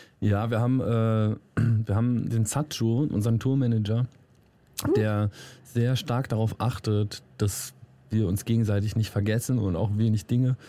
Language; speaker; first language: German; native; German